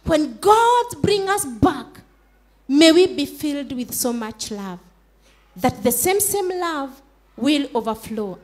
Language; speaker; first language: English; non-native, local second language; Swahili